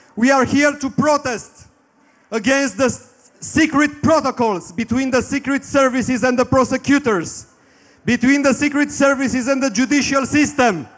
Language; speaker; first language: English; non-native, fluent; Romanian